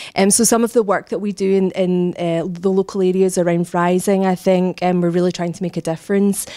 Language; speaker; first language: English; native; English